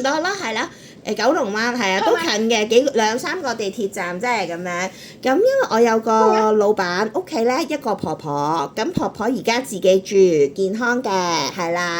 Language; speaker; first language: Cantonese; native; Cantonese